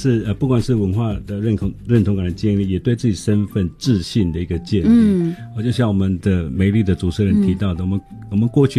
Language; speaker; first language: Chinese; non-native, local second language; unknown